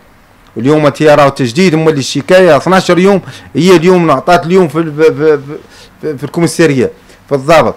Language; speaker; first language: Arabic; native; Arabic